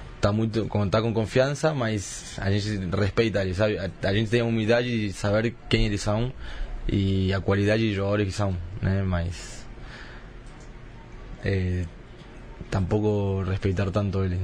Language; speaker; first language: Portuguese; early bilingual, heritage; Spanish